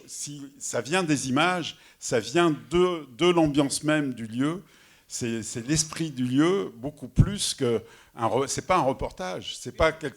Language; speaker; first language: French; native; French